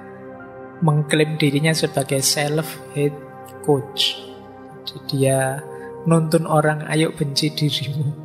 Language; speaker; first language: Indonesian; native; Indonesian